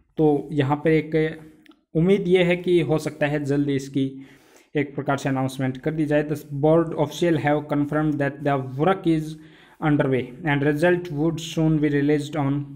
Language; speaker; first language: Hindi; native; Hindi